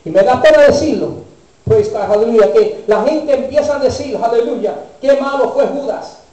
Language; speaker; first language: Spanish; early bilingual, heritage; Spanish